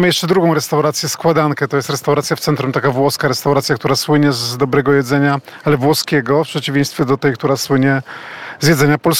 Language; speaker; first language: Polish; native; Polish